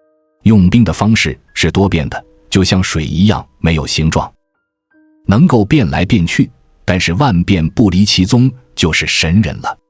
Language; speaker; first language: Chinese; native; Chinese